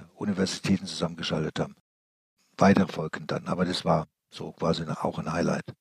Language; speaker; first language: German; native; German